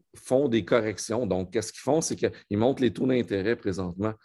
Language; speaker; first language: French; native; French